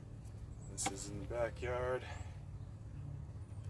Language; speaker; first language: English; native; English